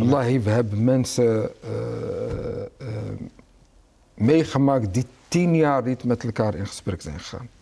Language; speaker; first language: Dutch; early bilingual, other home language; Arabic